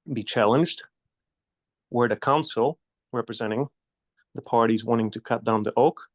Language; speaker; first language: English; non-native, fluent; Polish